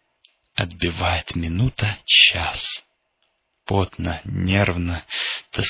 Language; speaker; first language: Russian; native; Russian